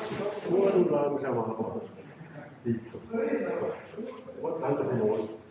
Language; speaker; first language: German; non-native, local second language; Romansh